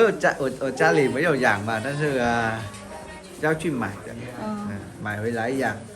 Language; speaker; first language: Chinese; non-native, fluent; Vietnamese